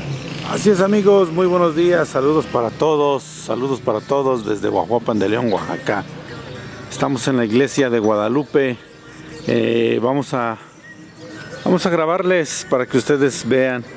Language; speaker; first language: Spanish; native; Spanish